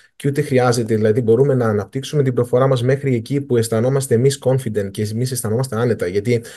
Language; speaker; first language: Greek; native; Greek